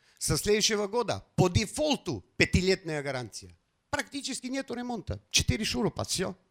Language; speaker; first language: Russian; non-native, fluent; Slovenian